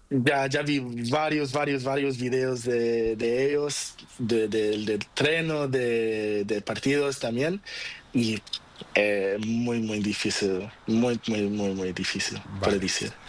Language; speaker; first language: Spanish; non-native, learner; Portuguese